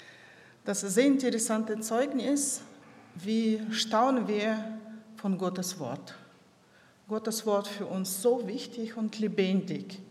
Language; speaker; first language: German; non-native, local second language; Russian